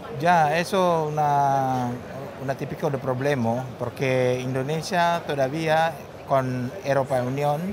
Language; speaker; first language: Spanish; non-native, learner; Indonesian